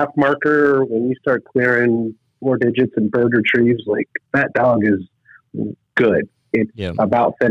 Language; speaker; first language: English; native; English